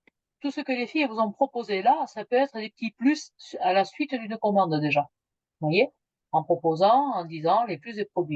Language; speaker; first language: French; native; French